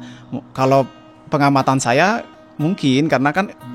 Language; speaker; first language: Indonesian; native; Indonesian